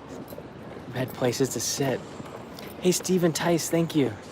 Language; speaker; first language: English; native; English